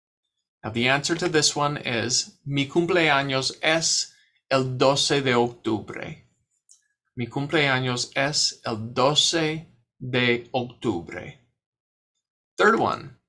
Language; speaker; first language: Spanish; non-native, fluent; English